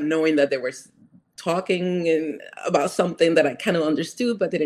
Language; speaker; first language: English; non-native, fluent; Spanish